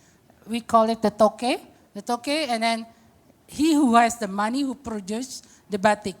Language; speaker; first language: English; non-native, fluent; Indonesian